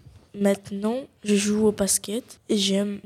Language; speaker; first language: French; non-native, learner; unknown